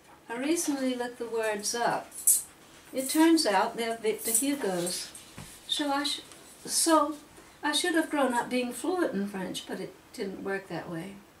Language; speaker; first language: English; native; English